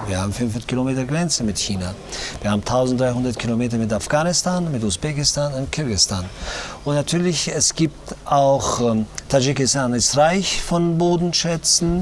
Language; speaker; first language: German; non-native, fluent; Tajik